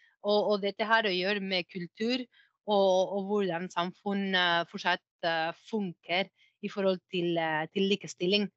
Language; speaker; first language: Norwegian; non-native, fluent; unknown